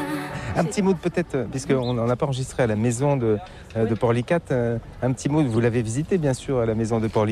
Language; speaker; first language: French; native; French